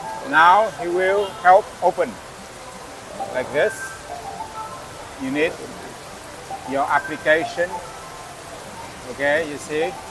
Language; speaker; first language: English; non-native, learner; Vietnamese